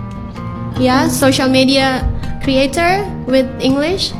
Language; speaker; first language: English; non-native, fluent; Indonesian